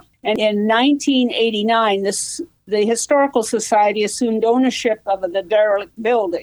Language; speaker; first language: English; native; English